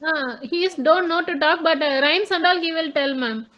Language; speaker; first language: English; non-native, local second language; Tamil